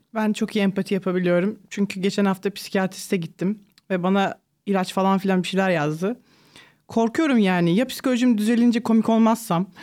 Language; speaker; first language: Turkish; native; Turkish